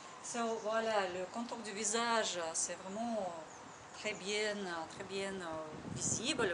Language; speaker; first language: French; non-native, learner; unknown